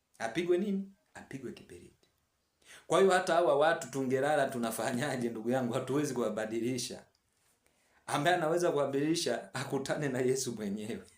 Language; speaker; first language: Swahili; native; Swahili